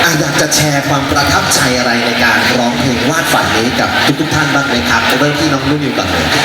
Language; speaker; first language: Thai; native; Thai